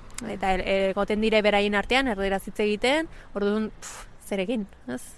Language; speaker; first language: Basque; early bilingual, other home language; Spanish